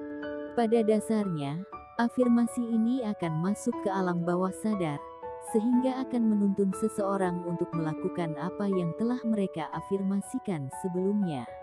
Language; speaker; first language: Indonesian; native; Indonesian